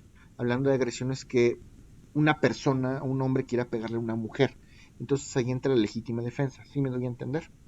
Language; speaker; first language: Spanish; native; Spanish